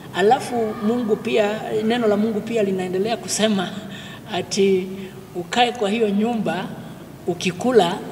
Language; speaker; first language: Swahili; non-native, local second language; Kikuyu